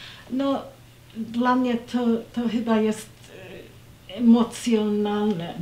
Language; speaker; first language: Polish; early bilingual, heritage; Polish